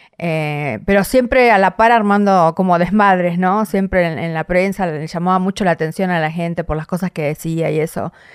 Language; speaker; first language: Spanish; native; Spanish